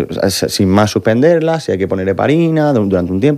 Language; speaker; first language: Spanish; native; Spanish